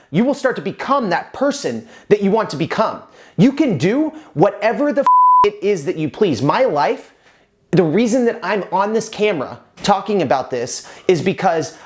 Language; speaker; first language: English; native; English